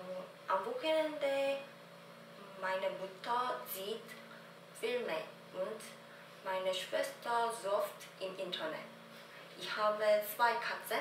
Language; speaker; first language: German; non-native, learner; Korean